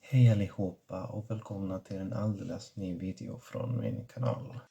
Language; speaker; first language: Swedish; non-native, fluent; Catalan